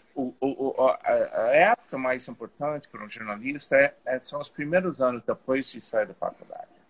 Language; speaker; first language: Portuguese; non-native, fluent; English